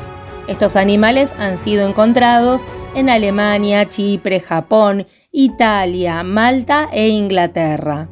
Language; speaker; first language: Spanish; native; Spanish